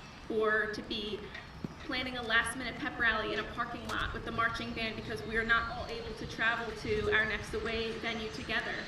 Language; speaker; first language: English; native; English